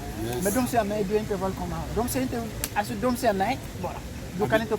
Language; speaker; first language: Swedish; early bilingual, other home language; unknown